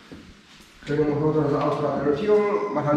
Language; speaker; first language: Spanish; non-native, local second language; Galician